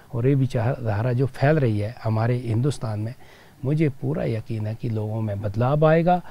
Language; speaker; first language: Hindi; native; Hindi